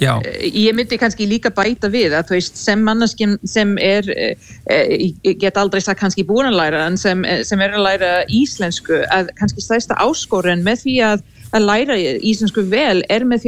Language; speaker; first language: Icelandic; non-native, fluent; English